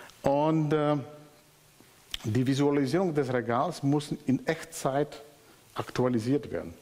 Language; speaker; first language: German; non-native, fluent; Polish